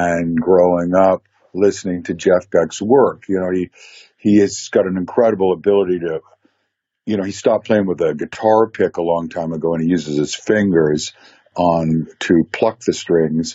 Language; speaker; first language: English; native; English